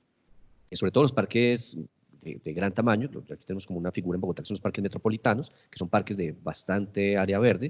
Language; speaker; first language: Spanish; native; Spanish